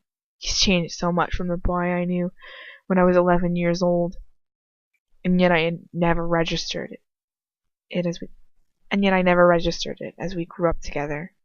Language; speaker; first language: English; native; English